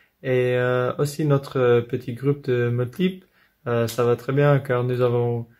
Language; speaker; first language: French; non-native, fluent; English